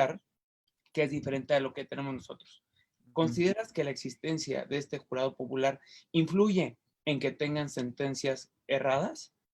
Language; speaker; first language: Spanish; native; Spanish